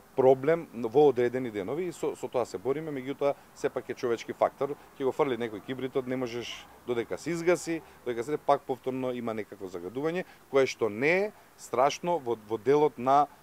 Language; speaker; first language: Macedonian; native; Macedonian